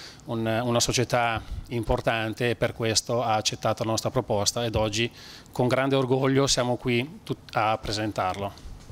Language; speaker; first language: Italian; native; Italian